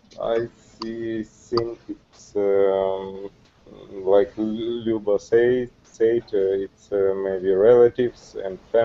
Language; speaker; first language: English; non-native, learner; Russian